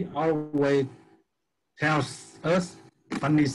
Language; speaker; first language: English; non-native, learner; Vietnamese